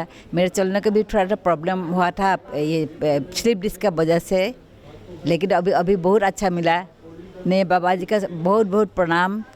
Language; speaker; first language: Hindi; non-native, local second language; Assamese